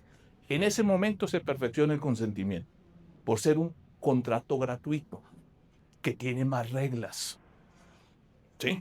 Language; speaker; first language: Spanish; native; Spanish